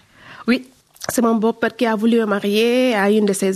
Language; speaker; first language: French; non-native, local second language; Fula